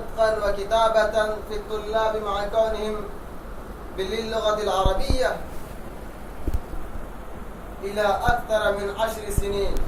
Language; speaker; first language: Arabic; non-native, learner; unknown